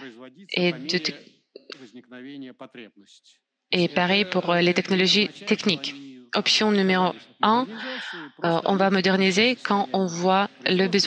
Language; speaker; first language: French; non-native, fluent; Russian